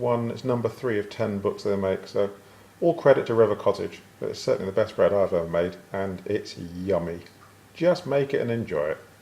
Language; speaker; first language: English; native; English